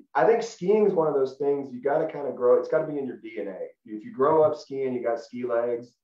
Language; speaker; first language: English; native; English